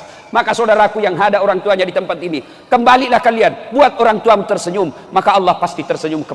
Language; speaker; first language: Indonesian; non-native, local second language; Buginese